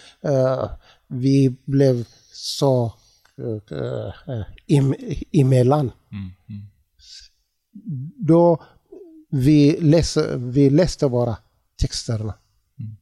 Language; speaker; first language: Swedish; non-native, learner; Tigrinya